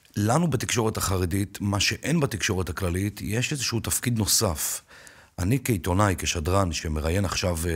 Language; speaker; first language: Hebrew; native; Hebrew